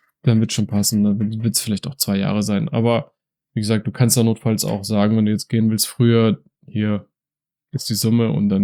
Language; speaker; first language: German; native; German